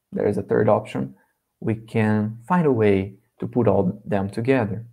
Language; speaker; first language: English; non-native, learner; Portuguese